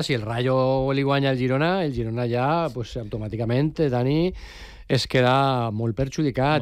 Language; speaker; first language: Catalan; native; Catalan